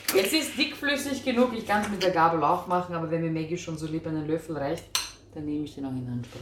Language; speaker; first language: German; early bilingual, other home language; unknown